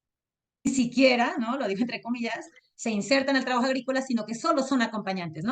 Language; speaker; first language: Spanish; native; Spanish